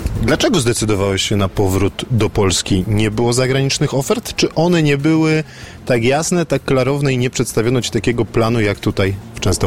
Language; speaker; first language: Polish; native; Polish